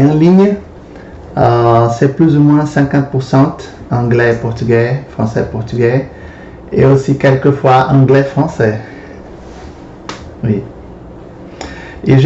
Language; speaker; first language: French; non-native, fluent; Portuguese